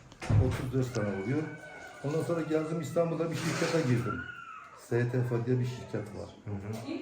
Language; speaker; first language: Turkish; non-native, local second language; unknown